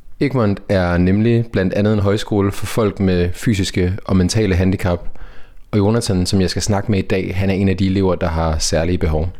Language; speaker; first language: Danish; native; Danish